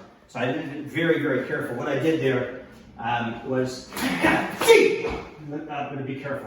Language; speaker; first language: English; native; English